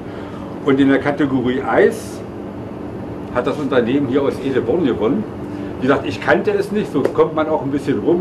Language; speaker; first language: German; native; German